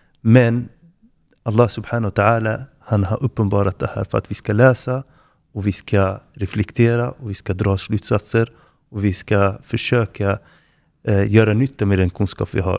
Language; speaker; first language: Swedish; non-native, fluent; Arabic